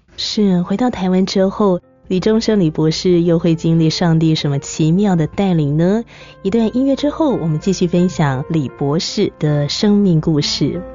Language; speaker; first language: Chinese; native; Chinese